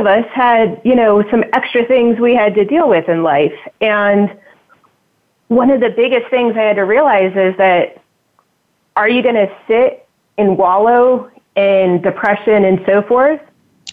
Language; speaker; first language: English; native; English